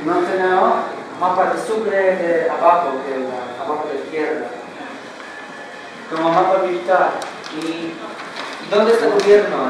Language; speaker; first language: Spanish; non-native, learner; Polish